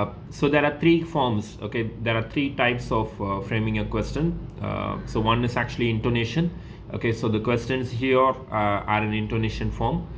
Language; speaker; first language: English; non-native, local second language; Tamil